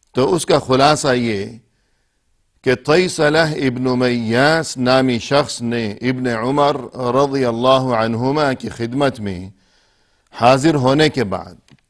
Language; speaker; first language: Urdu; native; Urdu